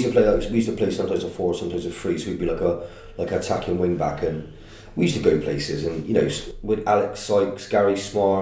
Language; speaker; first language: English; native; English